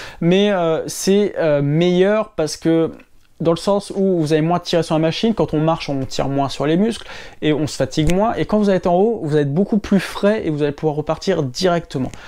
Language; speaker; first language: French; native; French